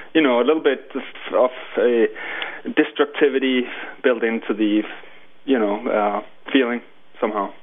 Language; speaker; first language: English; non-native, fluent; Danish